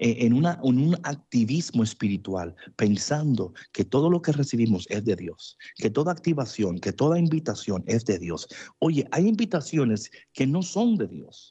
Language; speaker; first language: Spanish; native; Spanish